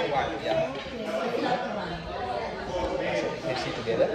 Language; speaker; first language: English; non-native, learner; Indonesian